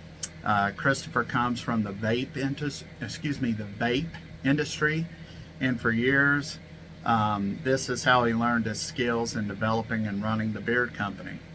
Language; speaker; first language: English; native; English